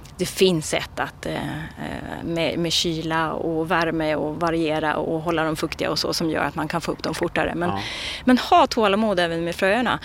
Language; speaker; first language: Swedish; native; Swedish